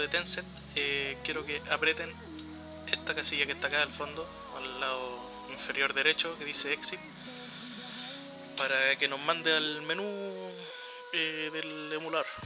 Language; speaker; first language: Spanish; native; Spanish